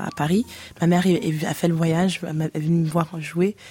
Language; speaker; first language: French; native; French